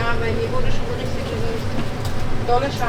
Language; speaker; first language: German; native; German